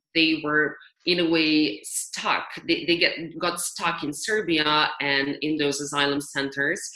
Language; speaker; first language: English; non-native, fluent; Serbian